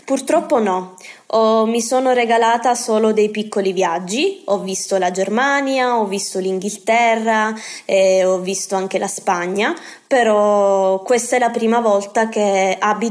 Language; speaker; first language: Italian; native; Italian